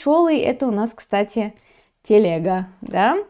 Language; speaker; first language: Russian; native; Russian